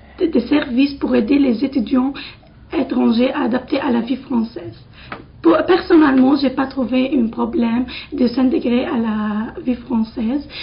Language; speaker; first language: French; non-native, local second language; Arabic